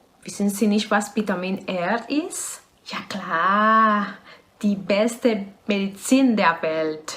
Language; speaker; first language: German; non-native, fluent; Spanish